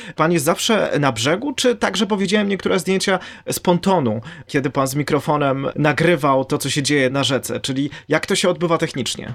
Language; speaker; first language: Polish; native; Polish